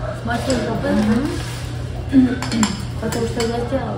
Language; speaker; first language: Korean; non-native, fluent; Russian